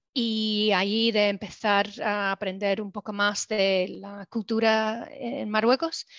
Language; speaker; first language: Spanish; non-native, fluent; English